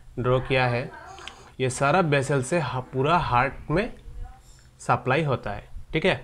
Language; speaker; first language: Hindi; non-native, local second language; Bangla